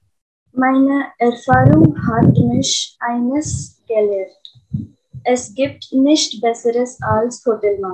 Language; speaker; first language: German; non-native, learner; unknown